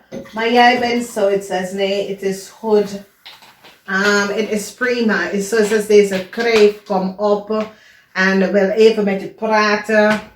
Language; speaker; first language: Dutch; non-native, learner; English